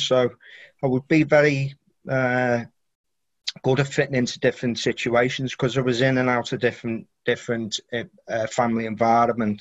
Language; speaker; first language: English; native; English